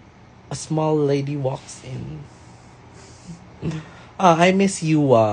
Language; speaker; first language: English; non-native, local second language; Filipino